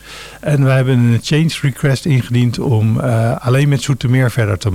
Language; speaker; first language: Dutch; native; Dutch